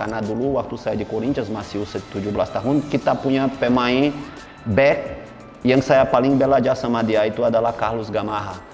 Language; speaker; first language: Indonesian; non-native, fluent; Portuguese